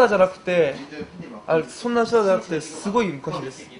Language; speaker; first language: Japanese; non-native, learner; Korean